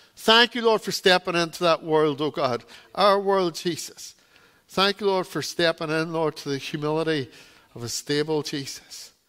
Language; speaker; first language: English; native; English